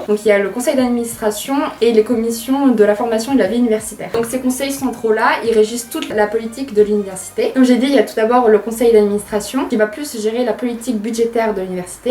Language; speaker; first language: French; native; French